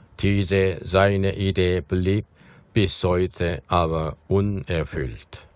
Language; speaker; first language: German; non-native, fluent; Korean